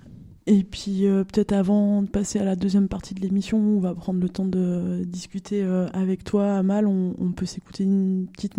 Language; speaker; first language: French; native; French